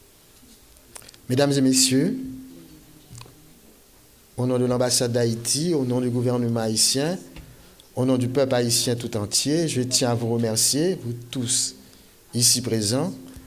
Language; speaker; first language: French; non-native, local second language; Haitian Creole